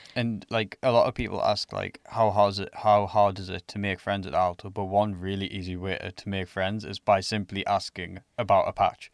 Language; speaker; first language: English; native; English